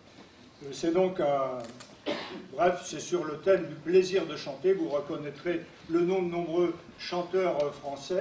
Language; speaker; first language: French; native; French